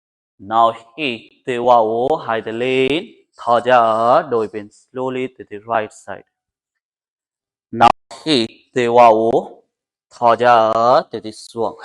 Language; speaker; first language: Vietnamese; non-native, learner; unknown